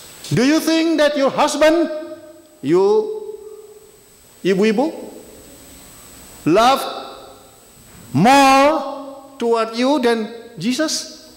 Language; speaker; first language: English; non-native, fluent; Indonesian